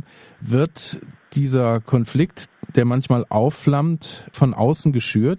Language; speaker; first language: German; native; German